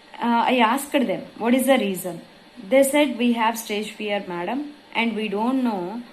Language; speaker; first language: English; non-native, local second language; Telugu